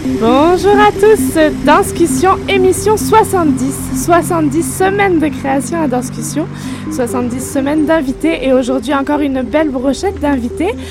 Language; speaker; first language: French; native; French